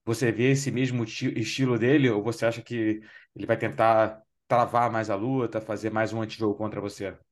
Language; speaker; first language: Portuguese; native; Portuguese